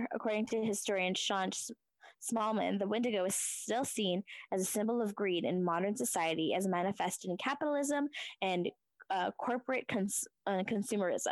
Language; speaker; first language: English; native; English